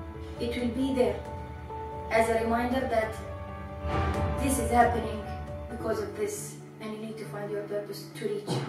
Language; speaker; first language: English; non-native, fluent; Arabic